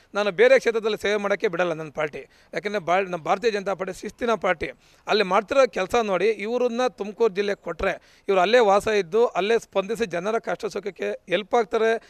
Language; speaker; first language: Kannada; native; Kannada